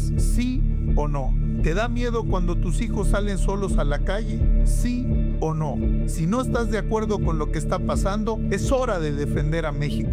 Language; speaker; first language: Spanish; native; Spanish